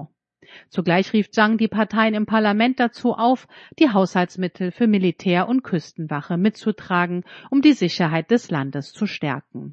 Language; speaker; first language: German; native; German